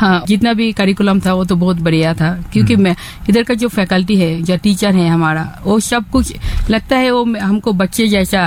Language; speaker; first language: Hindi; non-native, learner; Bangla